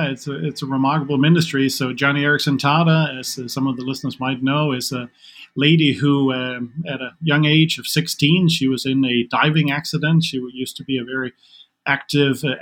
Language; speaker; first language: English; non-native, fluent; Danish